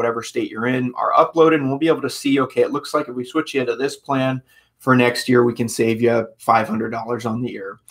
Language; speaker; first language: English; native; English